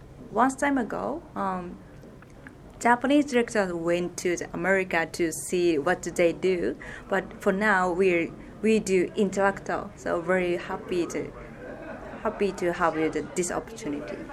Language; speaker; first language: English; non-native, fluent; Japanese